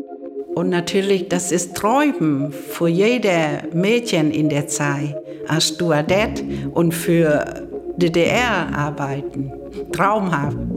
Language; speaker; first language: German; non-native, learner; Vietnamese